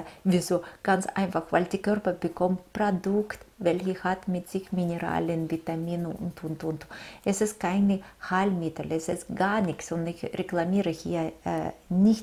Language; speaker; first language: German; non-native, fluent; Russian